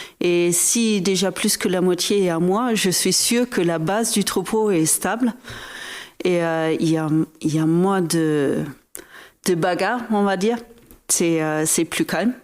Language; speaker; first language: French; non-native, fluent; German